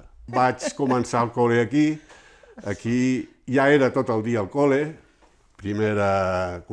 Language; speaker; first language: Catalan; early bilingual, heritage; Catalan